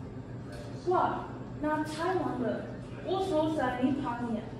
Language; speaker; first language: Chinese; non-native, learner; English